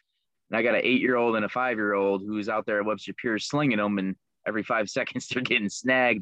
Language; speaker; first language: English; native; English